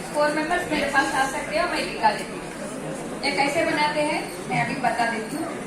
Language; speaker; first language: Hindi; non-native, local second language; Telugu